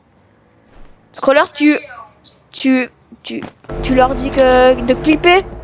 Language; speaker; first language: French; native; French